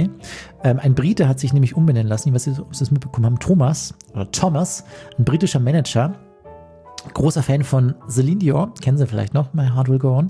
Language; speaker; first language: German; native; German